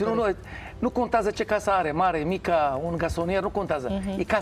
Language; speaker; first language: Romanian; non-native, learner; Hebrew